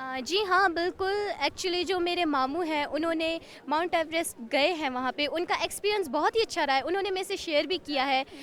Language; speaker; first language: Hindi; early bilingual, other home language; Nepali